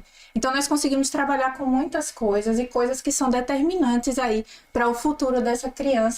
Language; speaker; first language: Portuguese; native; Portuguese